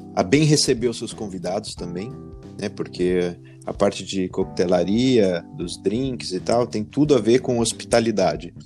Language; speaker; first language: Portuguese; native; Portuguese